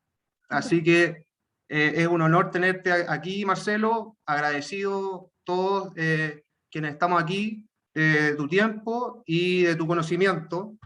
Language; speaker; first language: Spanish; native; Spanish